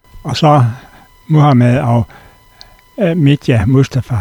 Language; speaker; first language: Danish; native; Danish